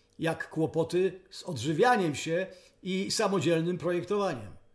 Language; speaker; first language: Polish; native; Polish